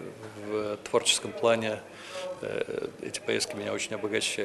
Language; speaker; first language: Russian; native; Russian